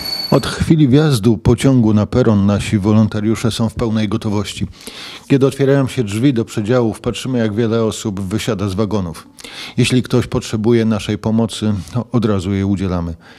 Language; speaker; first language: Polish; native; Polish